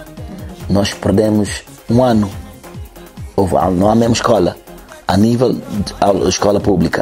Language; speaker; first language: Portuguese; non-native, local second language; Upper Guinea Crioulo